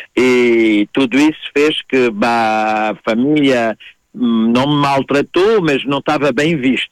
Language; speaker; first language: Portuguese; native; Portuguese